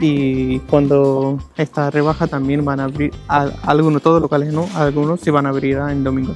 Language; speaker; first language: Spanish; non-native, learner; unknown